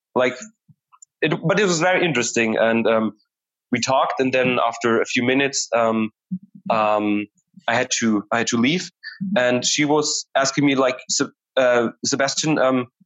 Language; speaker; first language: English; non-native, fluent; German